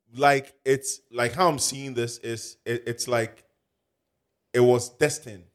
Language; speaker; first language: English; non-native, local second language; Akan